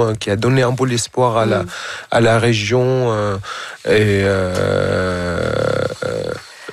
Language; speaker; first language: French; non-native, fluent; Arabic